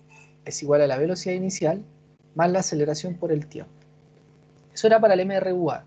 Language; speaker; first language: Spanish; native; Spanish